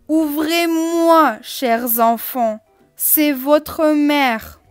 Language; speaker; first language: French; non-native, fluent; Russian